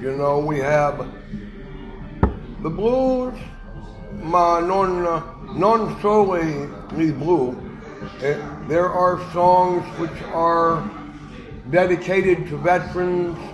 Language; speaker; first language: English; native; English